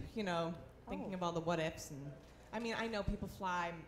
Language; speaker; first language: English; native; English